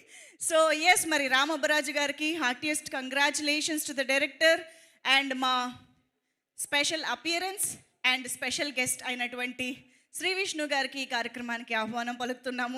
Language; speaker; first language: Telugu; native; Telugu